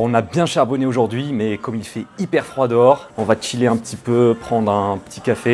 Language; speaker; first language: French; native; French